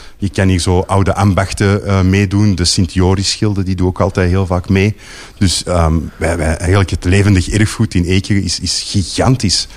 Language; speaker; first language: Dutch; native; Dutch